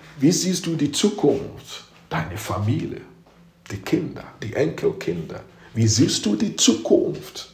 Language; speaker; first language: German; non-native, fluent; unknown